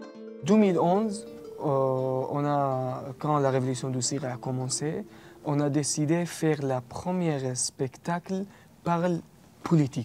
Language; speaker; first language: French; non-native, learner; Arabic